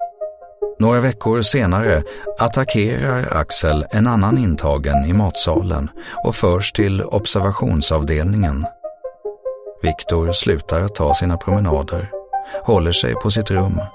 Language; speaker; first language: Swedish; native; Swedish